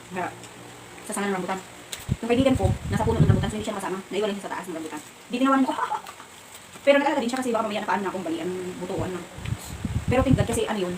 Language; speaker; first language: Filipino; non-native, local second language; Cebuano